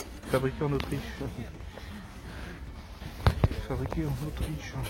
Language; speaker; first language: French; native; French